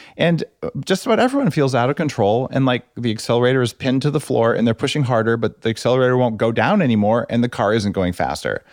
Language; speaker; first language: English; native; English